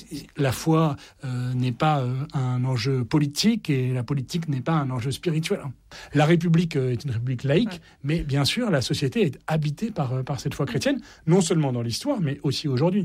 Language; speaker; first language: French; native; French